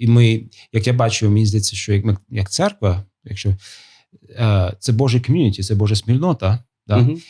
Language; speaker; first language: Ukrainian; non-native, fluent; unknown